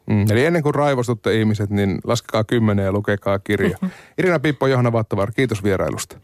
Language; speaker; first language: Finnish; native; Finnish